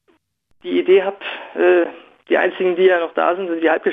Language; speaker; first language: German; native; German